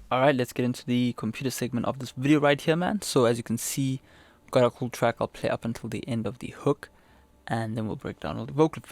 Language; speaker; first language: English; native; English